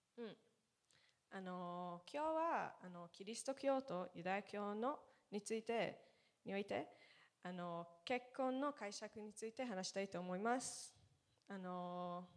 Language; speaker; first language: Japanese; non-native, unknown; Hebrew